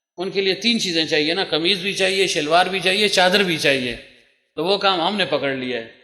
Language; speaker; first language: Urdu; non-native, local second language; Pashto